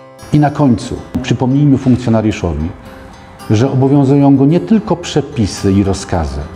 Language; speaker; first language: Polish; native; Polish